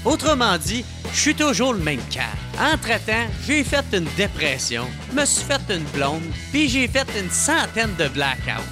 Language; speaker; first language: French; native; French